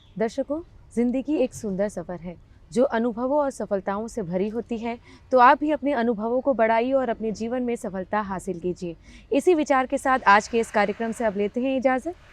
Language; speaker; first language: Hindi; native; Hindi